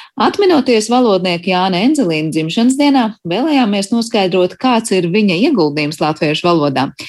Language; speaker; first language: Latvian; native; Latvian